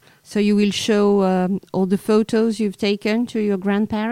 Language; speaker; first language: English; non-native, fluent; French